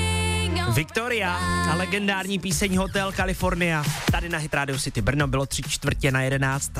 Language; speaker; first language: Czech; native; Czech